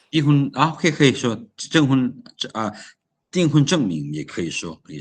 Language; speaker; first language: Chinese; non-native, fluent; Lao